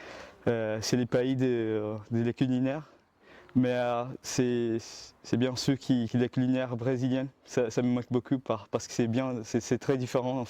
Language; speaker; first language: French; non-native, learner; Portuguese